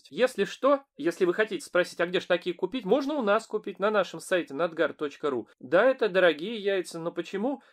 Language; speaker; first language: Russian; native; Russian